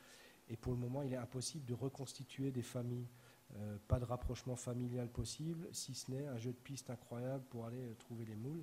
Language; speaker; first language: French; native; French